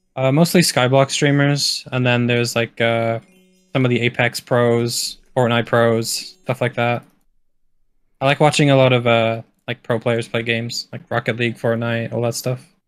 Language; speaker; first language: English; native; English